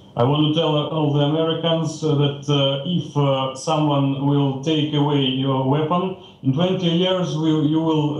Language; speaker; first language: English; non-native, fluent; Ukrainian